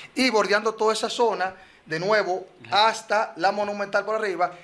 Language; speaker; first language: Spanish; native; Spanish